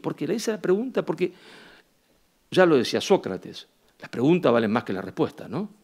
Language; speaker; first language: Spanish; native; Spanish